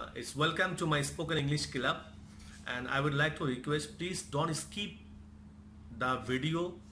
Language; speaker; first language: English; non-native, local second language; Bangla